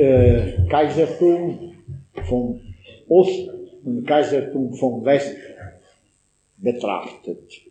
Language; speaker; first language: German; non-native, learner; Italian